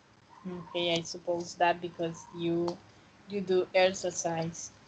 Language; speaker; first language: English; non-native, fluent; Spanish